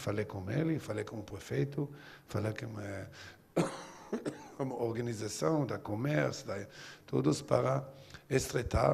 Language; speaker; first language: Portuguese; non-native, learner; Hebrew